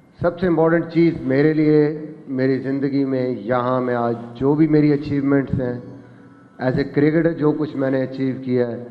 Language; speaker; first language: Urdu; non-native, local second language; Punjabi